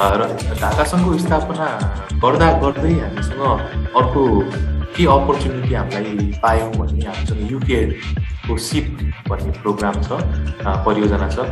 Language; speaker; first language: Nepali; native; Nepali